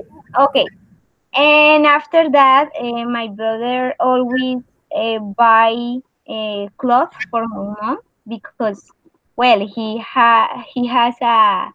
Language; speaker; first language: English; non-native, learner; Spanish